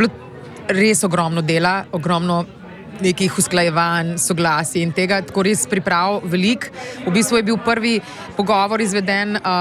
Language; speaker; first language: Slovenian; native; Slovenian